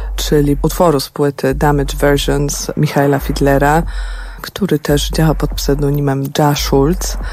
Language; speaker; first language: Polish; native; Polish